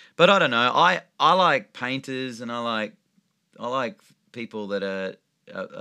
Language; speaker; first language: English; native; English